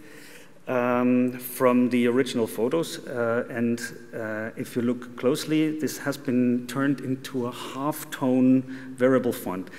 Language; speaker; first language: English; non-native, fluent; German